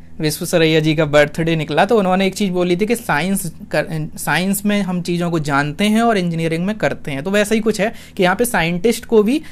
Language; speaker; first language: Hindi; native; Hindi